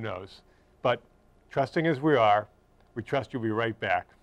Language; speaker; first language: English; native; English